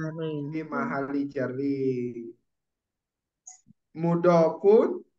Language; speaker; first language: Arabic; non-native, fluent; Indonesian